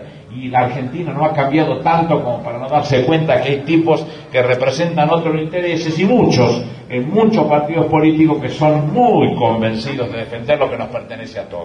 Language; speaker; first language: Spanish; native; Spanish